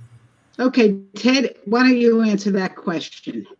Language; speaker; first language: English; native; English